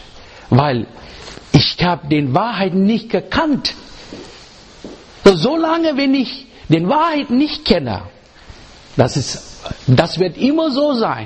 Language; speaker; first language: German; non-native, learner; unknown